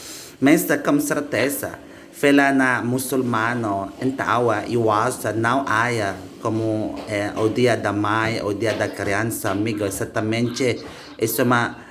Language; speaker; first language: Portuguese; non-native, learner; Indonesian